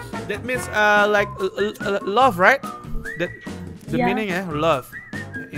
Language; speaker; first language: English; non-native, learner; Indonesian